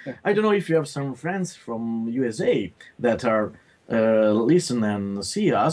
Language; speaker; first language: English; non-native, learner; Italian